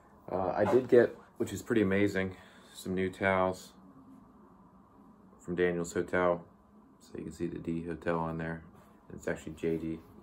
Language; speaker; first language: English; native; English